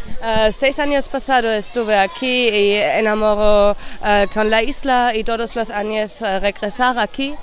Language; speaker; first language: Spanish; non-native, learner; German